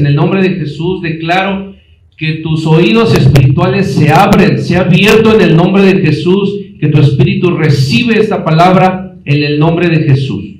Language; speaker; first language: Spanish; native; Spanish